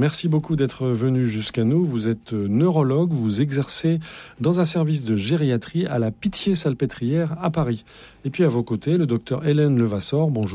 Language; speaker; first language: French; native; French